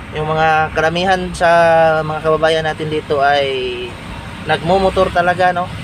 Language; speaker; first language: Filipino; non-native, local second language; Cebuano